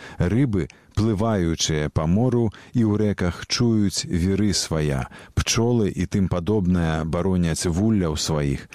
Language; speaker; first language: Belarusian; native; Belarusian